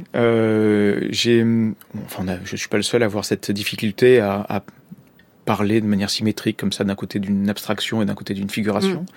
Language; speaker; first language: French; native; French